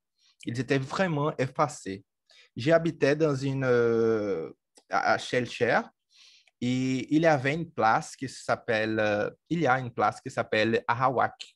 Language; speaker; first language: French; native; French